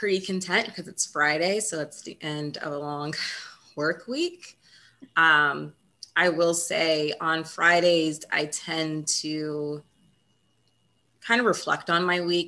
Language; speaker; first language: English; native; English